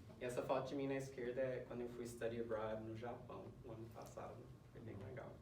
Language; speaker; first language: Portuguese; early bilingual, heritage; Portuguese